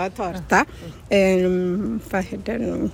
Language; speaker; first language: Swedish; non-native, learner; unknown